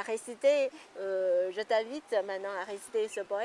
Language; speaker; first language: French; non-native, fluent; Chinese